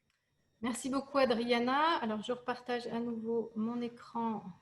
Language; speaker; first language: French; native; French